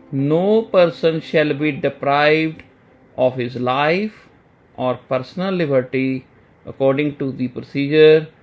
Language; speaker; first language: English; non-native, local second language; Punjabi